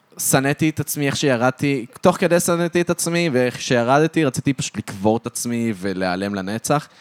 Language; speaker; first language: Hebrew; early bilingual, other home language; French